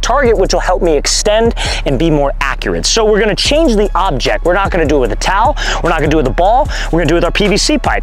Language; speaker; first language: English; native; English